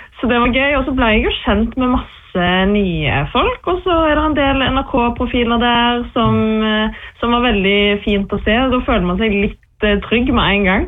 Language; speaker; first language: Norwegian; native; Norwegian